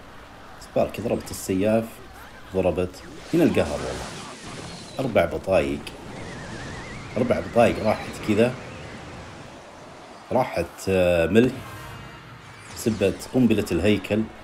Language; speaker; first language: Arabic; native; Arabic